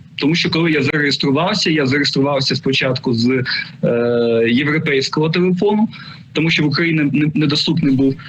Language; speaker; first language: Ukrainian; non-native, local second language; Russian